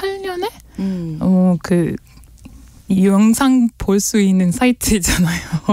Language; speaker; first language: Korean; non-native, learner; French